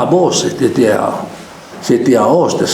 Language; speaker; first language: French; non-native, local second language; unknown